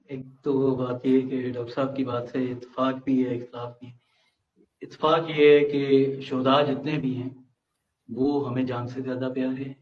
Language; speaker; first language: Urdu; non-native, local second language; Punjabi